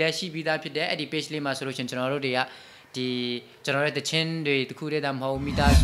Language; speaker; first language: Burmese; native; Burmese